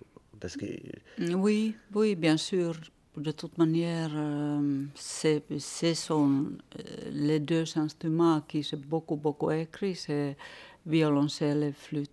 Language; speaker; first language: French; non-native, fluent; Finnish